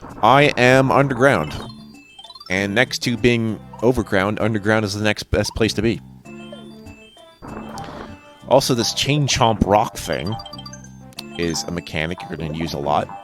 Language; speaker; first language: English; native; English